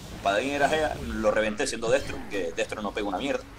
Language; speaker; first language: Spanish; native; Spanish